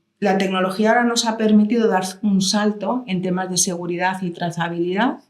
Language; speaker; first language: Spanish; native; Spanish